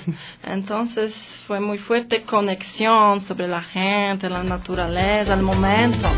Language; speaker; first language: Spanish; non-native, learner; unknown